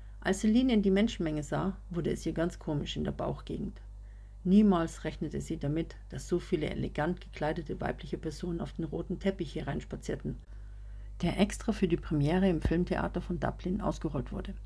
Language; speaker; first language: German; native; German